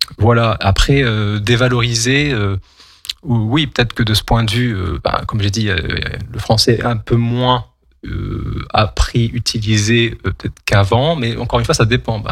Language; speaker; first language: French; non-native, local second language; Kabyle